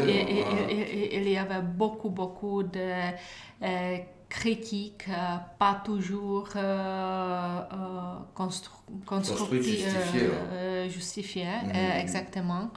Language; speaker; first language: French; non-native, learner; Czech